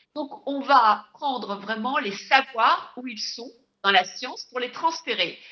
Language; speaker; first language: French; native; French